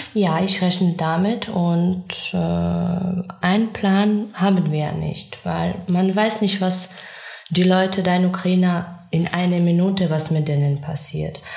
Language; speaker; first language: German; non-native, fluent; Ukrainian